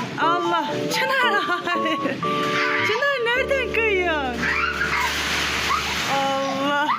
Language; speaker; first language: Turkish; native; Turkish